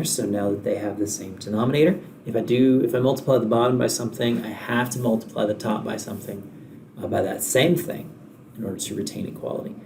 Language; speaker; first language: English; native; English